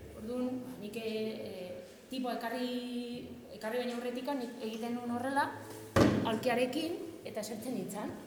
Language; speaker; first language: Basque; non-native, local second language; Spanish